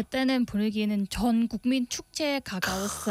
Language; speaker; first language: Korean; non-native, fluent; Vietnamese